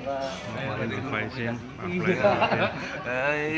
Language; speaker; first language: Indonesian; native; Indonesian